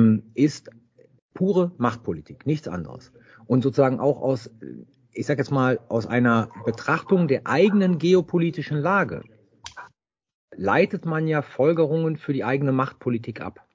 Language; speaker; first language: German; native; German